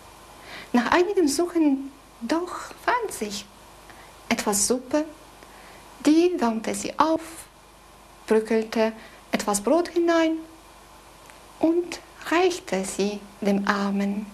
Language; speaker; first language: German; non-native, fluent; Polish